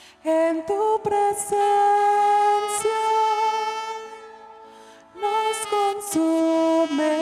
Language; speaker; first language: Spanish; native; Spanish